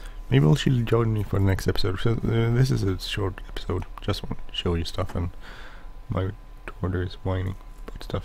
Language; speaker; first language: English; non-native, fluent; Swedish